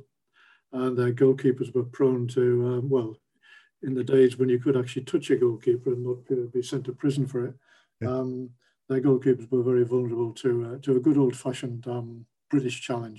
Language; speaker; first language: English; native; English